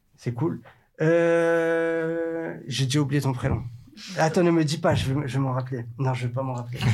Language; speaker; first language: French; native; French